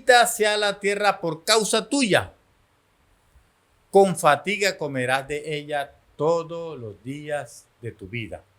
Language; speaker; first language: Spanish; native; Spanish